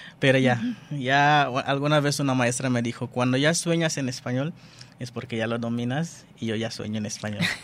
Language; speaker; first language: Spanish; non-native, fluent; Dutch